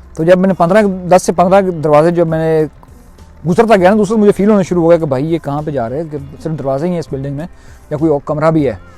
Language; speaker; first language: Urdu; non-native, local second language; Punjabi